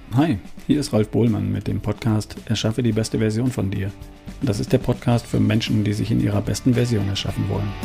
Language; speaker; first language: German; native; German